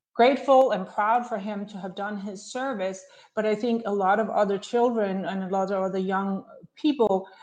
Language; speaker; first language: English; non-native, fluent; Danish